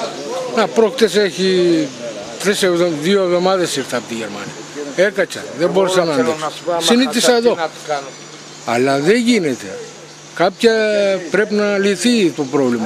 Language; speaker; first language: Greek; non-native, local second language; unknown